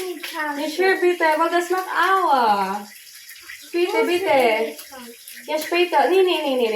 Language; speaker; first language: German; non-native, learner; Filipino